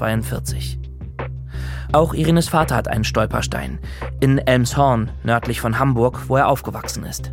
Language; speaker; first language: German; native; German